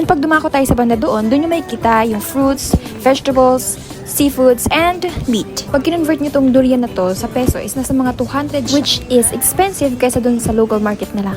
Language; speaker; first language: Filipino; native; Filipino